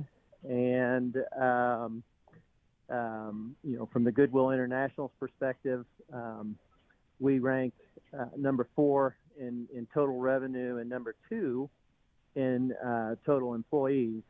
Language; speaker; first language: English; native; English